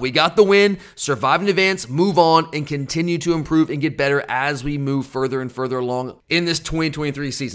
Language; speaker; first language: English; native; English